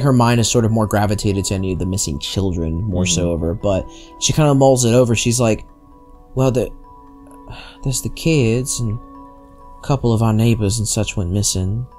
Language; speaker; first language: English; native; English